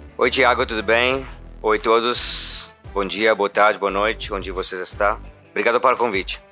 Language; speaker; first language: Portuguese; non-native, learner; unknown